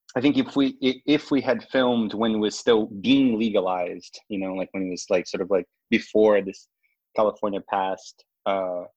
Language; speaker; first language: English; non-native, fluent; Portuguese